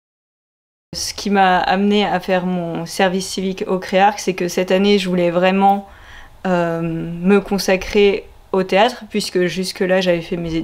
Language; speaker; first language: French; native; French